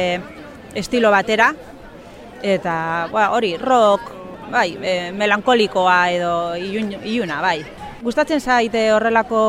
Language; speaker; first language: Basque; non-native, local second language; Spanish